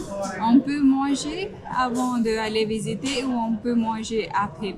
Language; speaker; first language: French; non-native, fluent; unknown